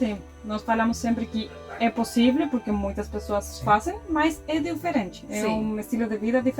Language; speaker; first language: Portuguese; non-native, fluent; Spanish